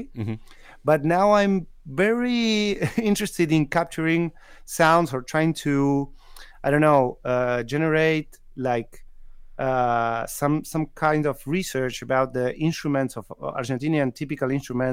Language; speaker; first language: English; non-native, fluent; Spanish